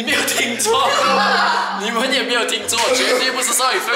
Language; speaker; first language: Chinese; native; Chinese